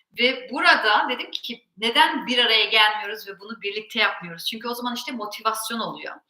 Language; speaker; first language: Turkish; early bilingual, heritage; Turkish